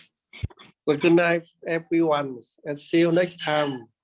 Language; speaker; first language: English; non-native, learner; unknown